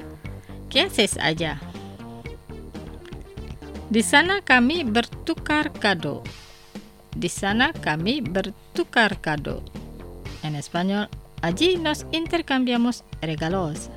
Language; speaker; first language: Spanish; non-native, fluent; Indonesian